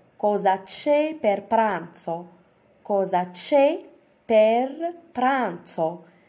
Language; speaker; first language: Italian; non-native, fluent; Arabic